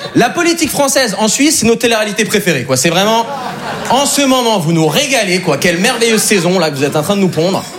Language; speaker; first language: French; native; French